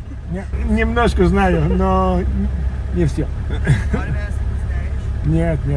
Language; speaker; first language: Russian; non-native, learner; Polish